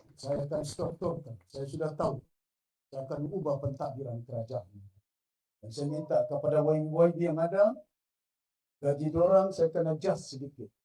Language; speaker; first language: Malay; non-native, local second language; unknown